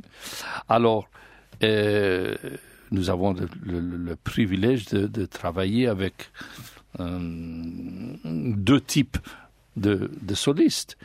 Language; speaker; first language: French; non-native, learner; English